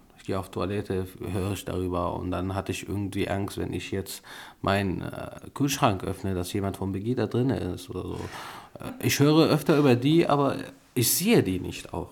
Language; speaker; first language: German; non-native, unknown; Arabic